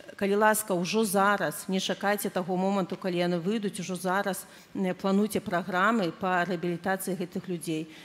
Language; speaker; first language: Belarusian; non-native, local second language; Russian